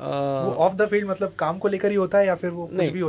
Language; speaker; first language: Hindi; native; Hindi